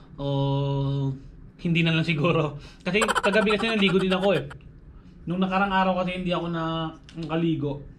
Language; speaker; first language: Filipino; non-native, local second language; Hiligaynon